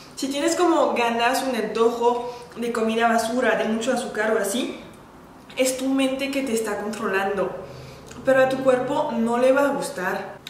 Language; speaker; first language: Spanish; non-native, fluent; French